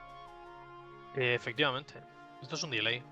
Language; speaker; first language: Spanish; native; Spanish